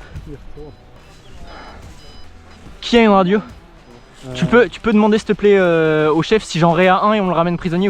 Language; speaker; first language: French; native; French